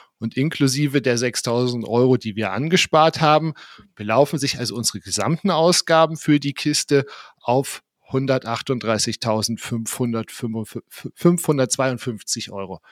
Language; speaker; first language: German; native; German